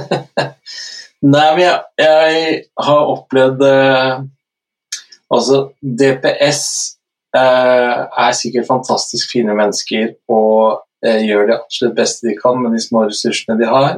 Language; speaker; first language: Norwegian; native; Norwegian